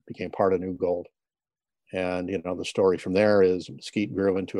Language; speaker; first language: English; native; English